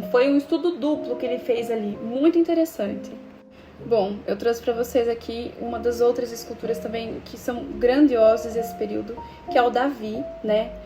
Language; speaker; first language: Portuguese; native; Portuguese